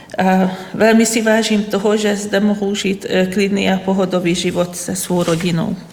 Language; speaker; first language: Czech; non-native, fluent; Hungarian